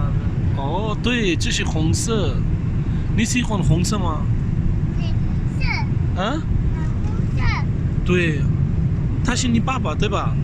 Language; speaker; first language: Chinese; non-native, fluent; Punjabi